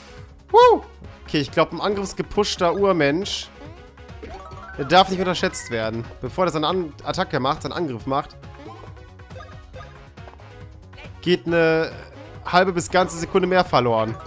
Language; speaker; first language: German; native; German